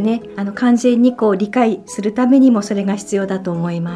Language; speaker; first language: Japanese; native; Japanese